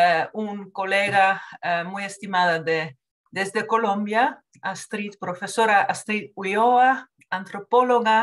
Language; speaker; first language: Spanish; non-native, fluent; Dutch